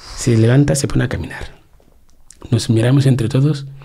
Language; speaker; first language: Spanish; non-native, fluent; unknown